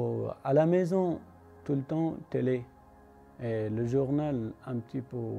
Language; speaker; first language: French; non-native, learner; Persian